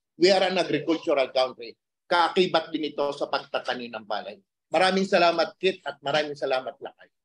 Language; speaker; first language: Filipino; native; Filipino